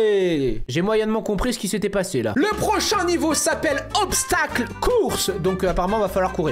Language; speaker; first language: French; native; French